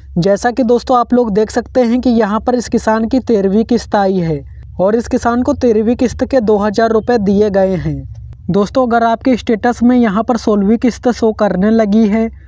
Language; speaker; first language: Hindi; non-native, local second language; Marathi